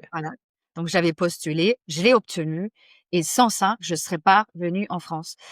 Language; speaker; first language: French; non-native, fluent; German